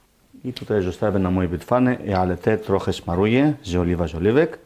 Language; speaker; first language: Polish; non-native, learner; Greek